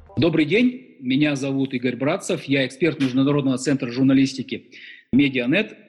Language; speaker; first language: Russian; native; Russian